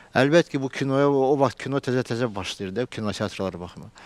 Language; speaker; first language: Azerbaijani; native; Azerbaijani